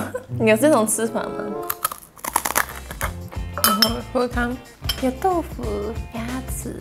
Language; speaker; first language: Chinese; non-native, fluent; Japanese